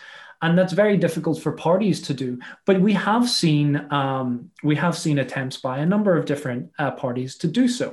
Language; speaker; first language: English; native; English